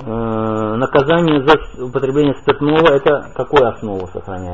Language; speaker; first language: Russian; native; Russian